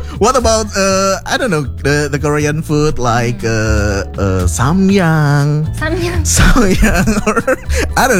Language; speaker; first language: English; non-native, fluent; Indonesian